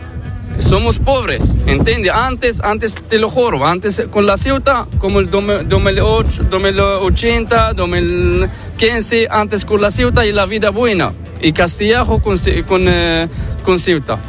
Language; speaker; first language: Spanish; non-native, learner; Arabic